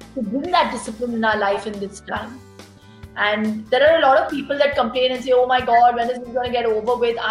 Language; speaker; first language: English; non-native, local second language; Tulu